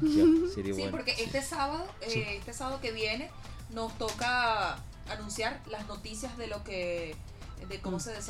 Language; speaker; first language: Spanish; native; Spanish